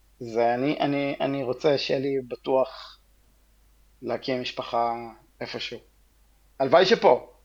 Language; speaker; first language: Hebrew; native; Hebrew